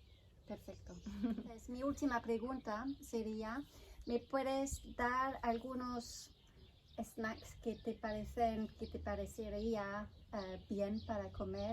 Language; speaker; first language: Spanish; non-native, fluent; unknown